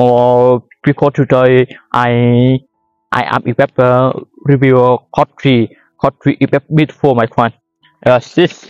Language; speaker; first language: English; non-native, learner; Vietnamese